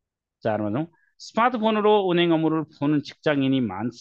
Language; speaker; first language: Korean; non-native, fluent; Nepali